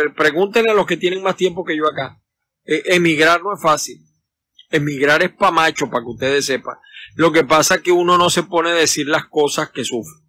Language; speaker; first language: Spanish; native; Spanish